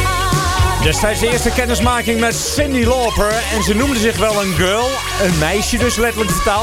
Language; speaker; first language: Dutch; native; Dutch